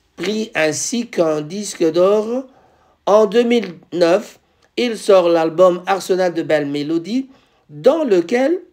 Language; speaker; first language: French; non-native, local second language; Lingala